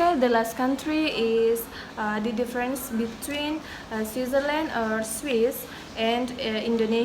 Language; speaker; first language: English; non-native, learner; Indonesian